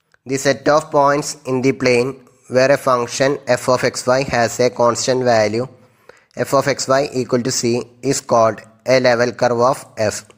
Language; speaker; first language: English; non-native, local second language; Malayalam